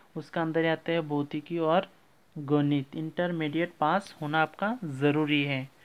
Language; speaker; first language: Hindi; non-native, local second language; Bangla